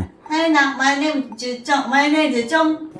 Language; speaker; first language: Korean; non-native, learner; Japanese